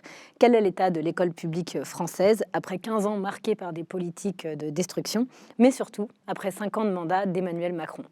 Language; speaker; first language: French; native; French